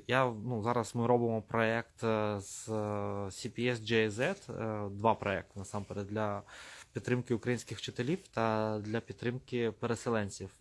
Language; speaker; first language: Ukrainian; non-native, local second language; Russian